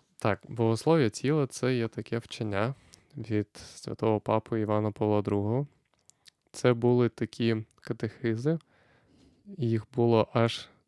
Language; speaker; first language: Ukrainian; non-native, fluent; Lithuanian